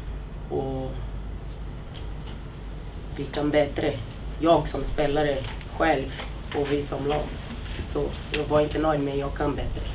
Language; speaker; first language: Swedish; non-native, fluent; Portuguese